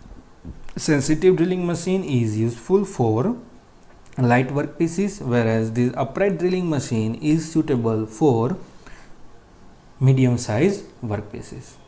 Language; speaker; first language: English; non-native, local second language; Gujarati